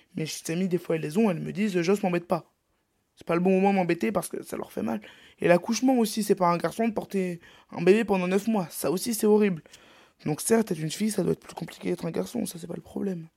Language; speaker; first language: French; native; French